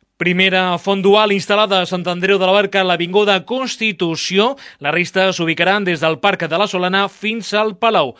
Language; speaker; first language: Catalan; native; Catalan